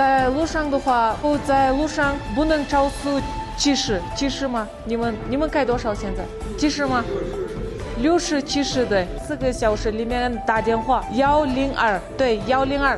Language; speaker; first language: Chinese; non-native, learner; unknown